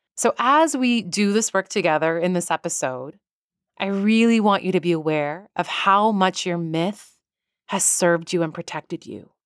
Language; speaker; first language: English; early bilingual, other home language; Persian